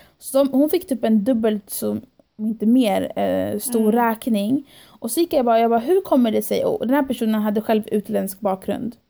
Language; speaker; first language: Swedish; early bilingual, other home language; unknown